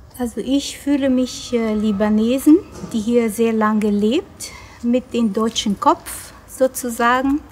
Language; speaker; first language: German; non-native, fluent; Arabic